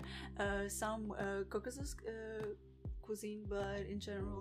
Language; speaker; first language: English; non-native, fluent; Russian